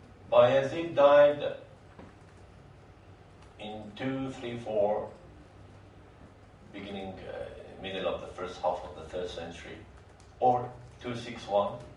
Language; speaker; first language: English; non-native, fluent; Persian